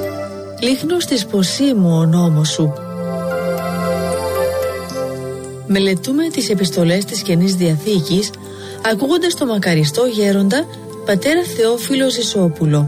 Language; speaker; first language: Greek; native; Greek